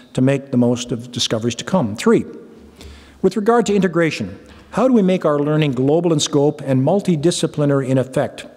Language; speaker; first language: English; native; English